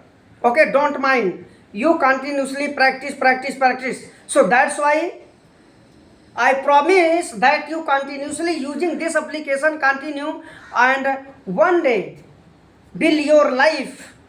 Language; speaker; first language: English; non-native, learner; Hindi